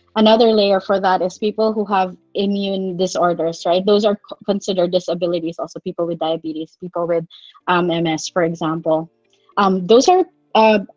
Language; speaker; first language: English; non-native, local second language; Cebuano